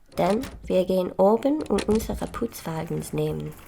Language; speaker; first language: German; non-native, learner; English